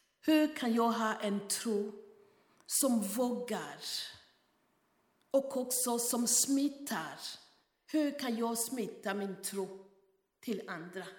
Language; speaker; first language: Swedish; non-native, fluent; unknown